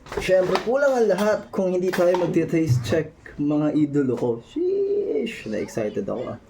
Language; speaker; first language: Filipino; non-native, local second language; Bikol